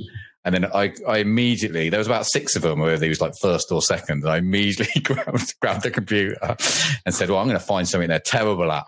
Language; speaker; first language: English; native; English